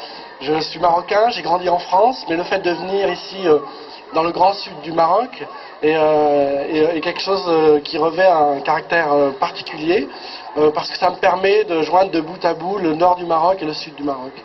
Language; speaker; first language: French; native; French